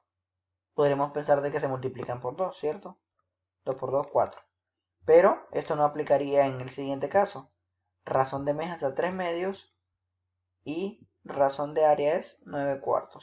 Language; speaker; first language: Spanish; native; Spanish